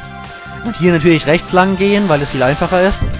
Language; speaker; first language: German; native; German